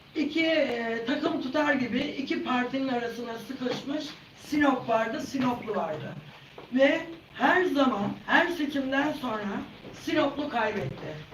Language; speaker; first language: Turkish; native; Turkish